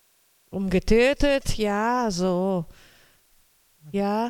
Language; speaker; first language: German; non-native, learner; Portuguese